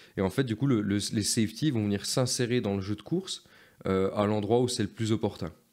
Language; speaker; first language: French; native; French